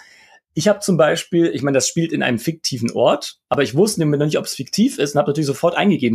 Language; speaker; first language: German; native; German